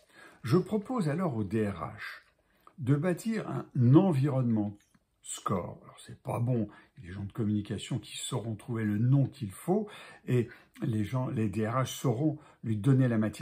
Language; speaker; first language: French; native; French